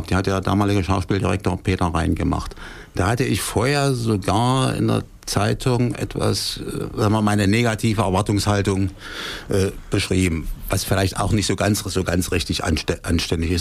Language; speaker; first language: German; native; German